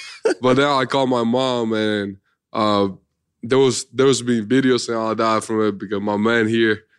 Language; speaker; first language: English; early bilingual, other home language; Spanish